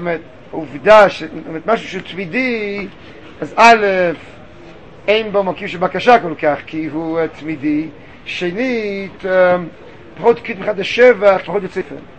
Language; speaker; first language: Hebrew; native; Hebrew